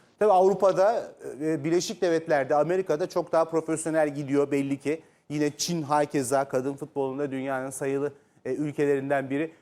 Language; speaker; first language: Turkish; native; Turkish